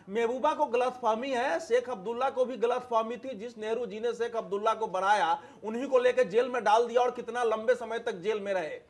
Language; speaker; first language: Hindi; native; Hindi